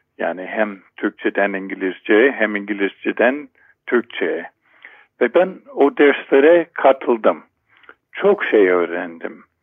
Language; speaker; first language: Turkish; non-native, fluent; English